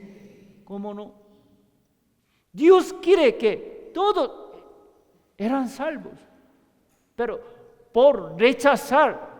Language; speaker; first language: Spanish; non-native, learner; Korean